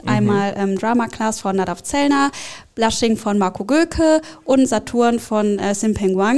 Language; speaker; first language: German; native; German